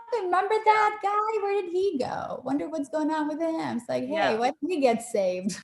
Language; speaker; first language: English; early bilingual, other home language; Polish